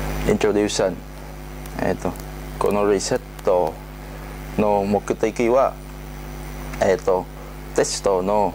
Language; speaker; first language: Japanese; non-native, learner; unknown